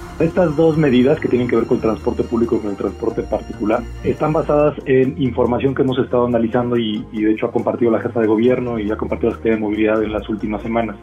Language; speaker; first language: Spanish; native; Spanish